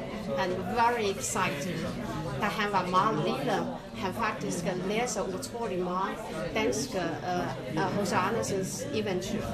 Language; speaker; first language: Danish; non-native, fluent; Chinese